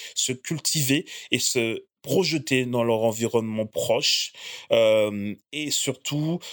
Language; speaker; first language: French; native; French